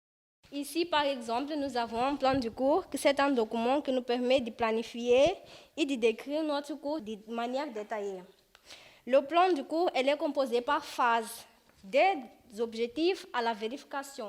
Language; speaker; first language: French; non-native, fluent; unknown